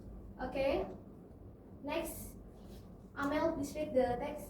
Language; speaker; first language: English; non-native, learner; Indonesian